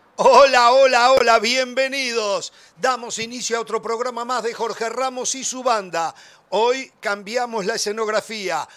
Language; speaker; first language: Spanish; native; Spanish